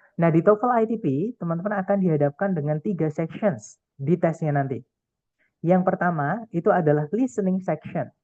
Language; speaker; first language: Indonesian; non-native, local second language; Javanese